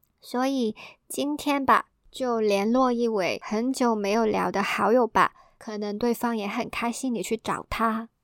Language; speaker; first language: Chinese; non-native, local second language; Cantonese